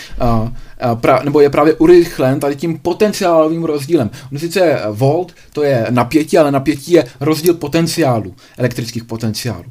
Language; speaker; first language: Czech; native; Czech